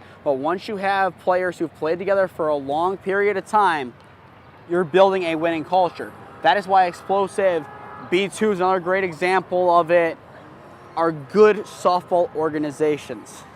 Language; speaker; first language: English; native; English